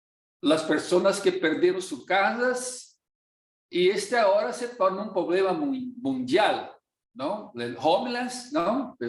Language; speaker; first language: Portuguese; non-native, fluent; Spanish